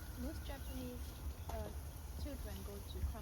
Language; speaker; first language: English; non-native, fluent; Japanese